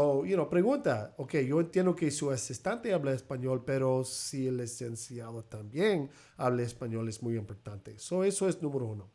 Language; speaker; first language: Spanish; early bilingual, heritage; English